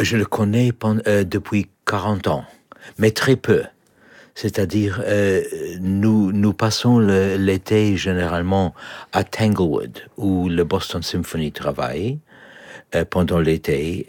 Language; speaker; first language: French; non-native, fluent; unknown